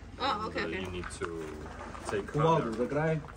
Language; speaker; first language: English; non-native, learner; Russian